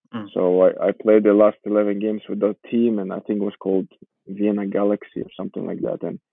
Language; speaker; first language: English; non-native, fluent; Georgian